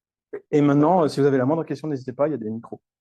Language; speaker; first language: French; native; French